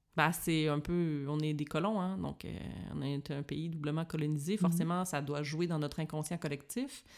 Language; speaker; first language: French; native; French